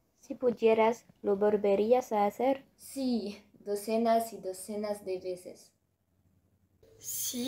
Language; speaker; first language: Spanish; non-native, learner; French